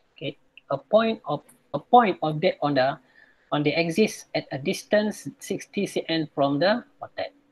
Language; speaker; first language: English; non-native, local second language; Malay